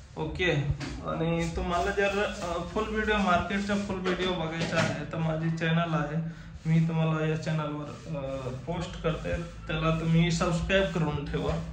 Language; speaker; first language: Marathi; non-native, local second language; Hindi